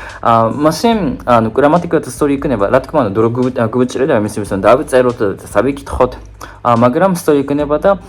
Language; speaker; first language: Georgian; non-native, fluent; Japanese